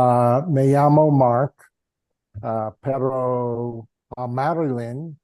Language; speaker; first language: Spanish; non-native, learner; English